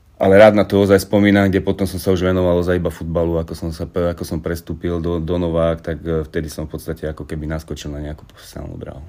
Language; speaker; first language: Slovak; native; Slovak